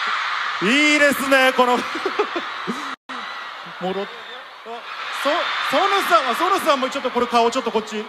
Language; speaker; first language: Japanese; native; Japanese